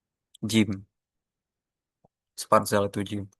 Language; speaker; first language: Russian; non-native, fluent; Indonesian